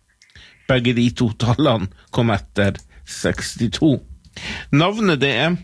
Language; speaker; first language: Norwegian; native; Norwegian